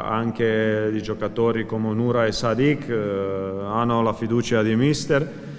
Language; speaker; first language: Italian; non-native, fluent; Croatian